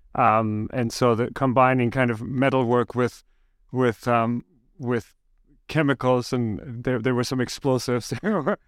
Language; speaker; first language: English; early bilingual, other home language; German